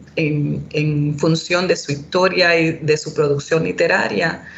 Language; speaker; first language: Spanish; early bilingual, heritage; Spanish